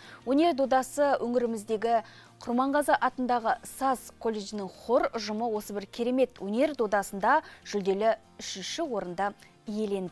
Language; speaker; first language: Kazakh; native; Kazakh